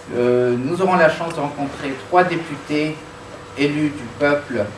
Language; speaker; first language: French; non-native, local second language; Arabic